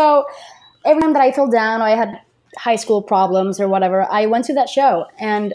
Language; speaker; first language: English; non-native, fluent; Spanish